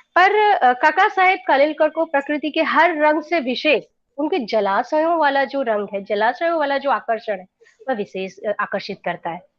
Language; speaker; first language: Hindi; non-native, local second language; Gujarati